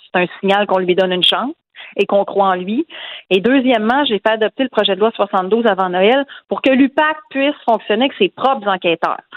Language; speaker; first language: French; native; French